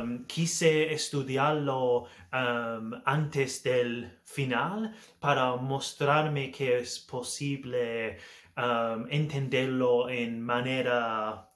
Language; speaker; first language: Spanish; non-native, learner; English